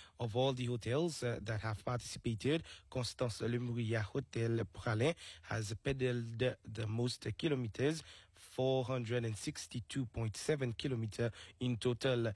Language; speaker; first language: English; non-native, local second language; Seselwa Creole French